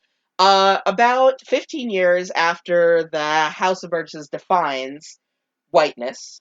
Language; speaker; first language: English; native; English